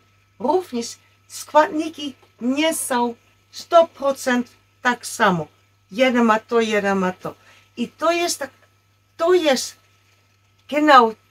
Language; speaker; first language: Polish; non-native, learner; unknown